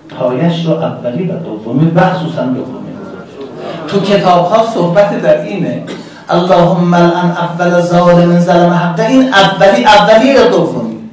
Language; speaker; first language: Persian; native; Persian